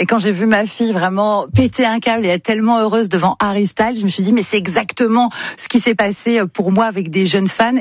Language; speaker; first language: French; native; French